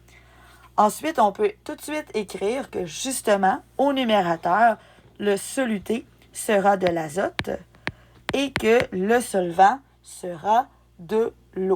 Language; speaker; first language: French; native; French